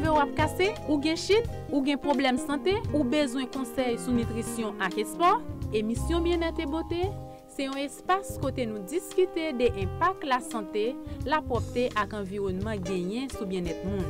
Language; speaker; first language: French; non-native, local second language; Haitian Creole